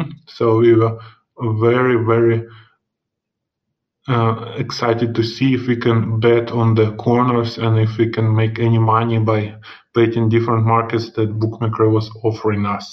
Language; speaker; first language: English; non-native, fluent; Russian